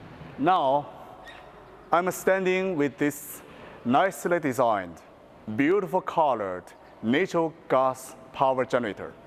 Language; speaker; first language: English; non-native, fluent; Chinese